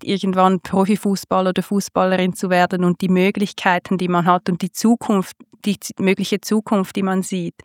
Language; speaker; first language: German; native; German